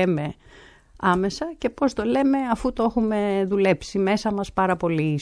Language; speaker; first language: Greek; native; Greek